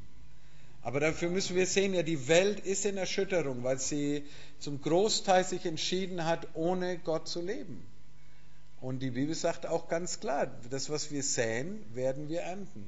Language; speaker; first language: German; native; German